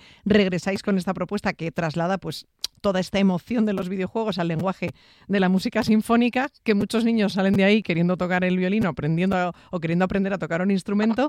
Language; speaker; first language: Spanish; native; Spanish